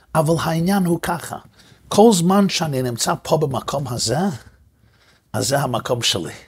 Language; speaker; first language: Hebrew; non-native, fluent; English